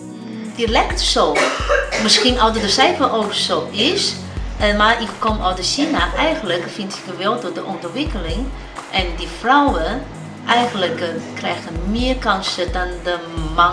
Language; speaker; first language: Dutch; non-native, learner; Chinese